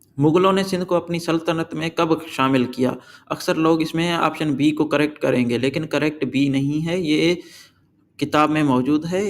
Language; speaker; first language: Urdu; non-native, local second language; Sindhi